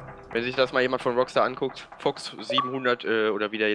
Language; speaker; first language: German; native; German